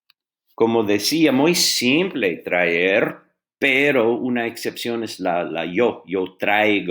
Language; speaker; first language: Spanish; non-native, fluent; English